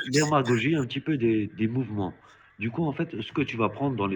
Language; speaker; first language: French; native; French